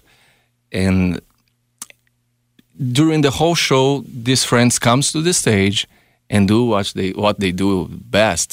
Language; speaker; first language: English; non-native, fluent; Portuguese